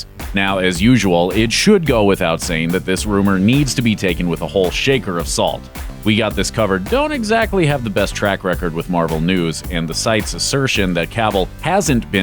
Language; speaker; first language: English; native; English